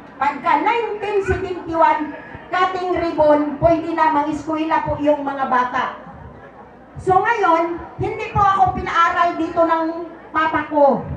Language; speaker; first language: Filipino; non-native, local second language; Cebuano